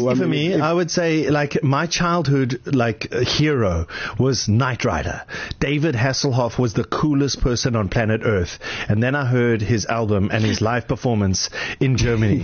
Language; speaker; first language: English; native; English